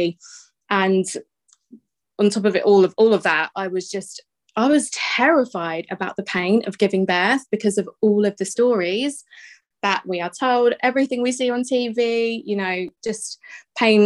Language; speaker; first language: English; native; English